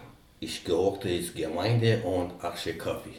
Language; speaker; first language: German; non-native, learner; Persian